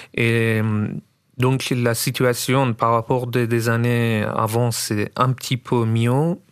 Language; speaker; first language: French; non-native, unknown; Persian